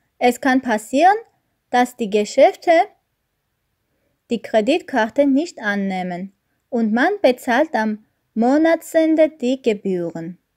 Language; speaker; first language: German; non-native, learner; Armenian